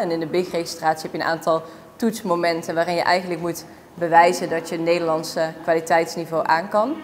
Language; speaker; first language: Dutch; native; Dutch